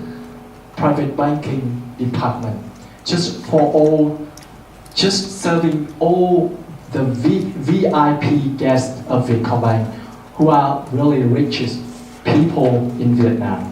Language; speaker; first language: English; non-native, fluent; Vietnamese